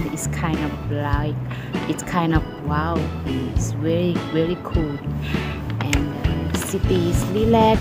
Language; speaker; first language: English; non-native, learner; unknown